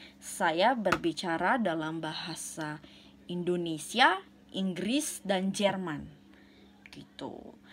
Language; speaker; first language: Indonesian; native; Indonesian